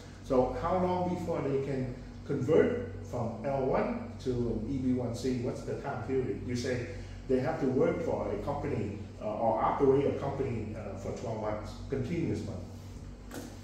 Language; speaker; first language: English; non-native, fluent; Vietnamese